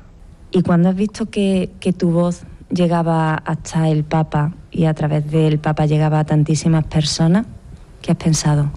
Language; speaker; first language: Spanish; native; Spanish